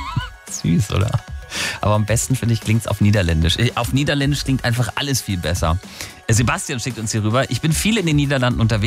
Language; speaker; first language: German; native; German